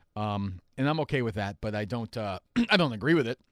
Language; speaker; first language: English; native; English